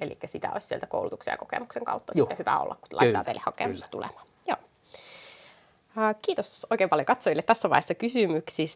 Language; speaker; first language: Finnish; native; Finnish